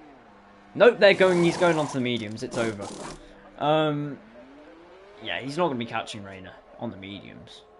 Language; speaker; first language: English; native; English